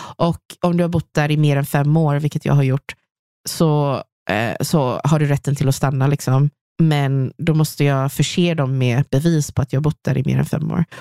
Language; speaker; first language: Swedish; native; Swedish